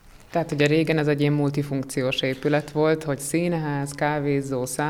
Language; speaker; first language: Hungarian; native; Hungarian